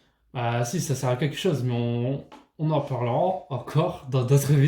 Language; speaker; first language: French; native; French